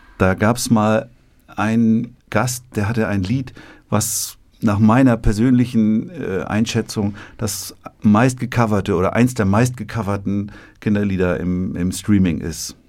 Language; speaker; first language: German; native; German